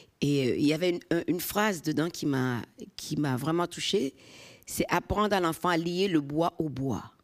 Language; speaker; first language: French; non-native, local second language; Fon